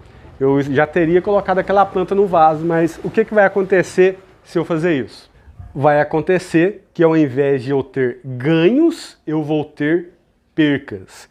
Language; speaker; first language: Portuguese; native; Portuguese